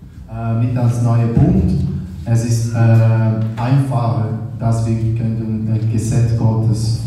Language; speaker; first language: German; non-native, learner; Portuguese